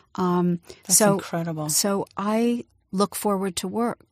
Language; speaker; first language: English; native; English